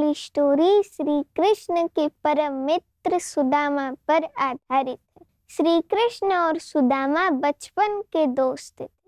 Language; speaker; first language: Hindi; non-native, local second language; Gujarati